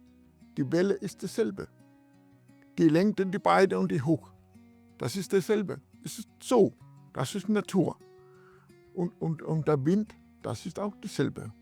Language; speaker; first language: German; non-native, learner; Danish